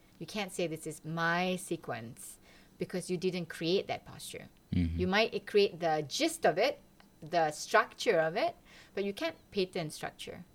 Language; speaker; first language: English; non-native, local second language; Malay